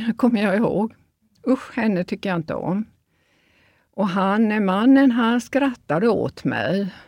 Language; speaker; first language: Swedish; early bilingual, other home language; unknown